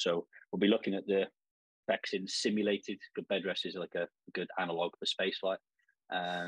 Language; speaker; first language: English; native; English